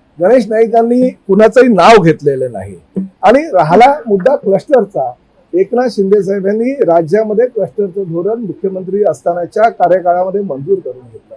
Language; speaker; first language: Marathi; native; Marathi